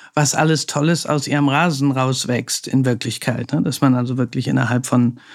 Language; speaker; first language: German; native; German